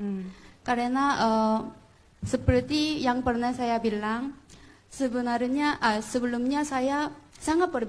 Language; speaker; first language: Indonesian; non-native, fluent; Korean